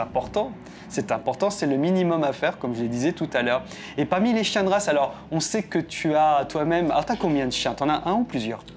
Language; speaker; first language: French; native; French